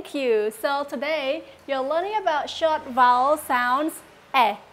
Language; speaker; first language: English; non-native, learner; Khmer